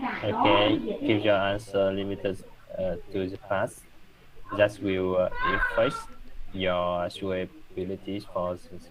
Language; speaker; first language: English; non-native, learner; Vietnamese